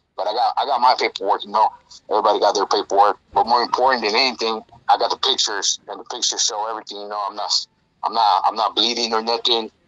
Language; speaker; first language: English; native; English